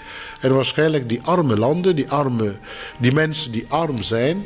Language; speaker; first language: Dutch; non-native, fluent; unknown